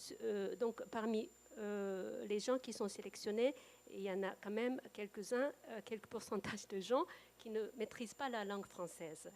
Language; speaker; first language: French; non-native, fluent; Japanese